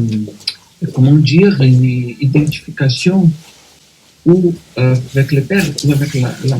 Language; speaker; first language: French; non-native, fluent; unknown